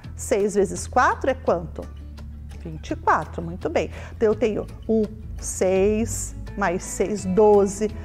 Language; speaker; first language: Portuguese; native; Portuguese